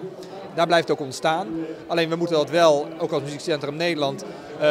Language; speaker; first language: Dutch; native; Dutch